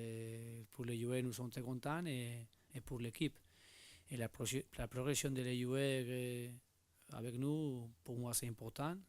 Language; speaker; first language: French; non-native, learner; Spanish